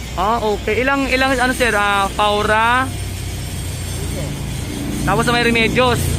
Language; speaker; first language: Filipino; native; Filipino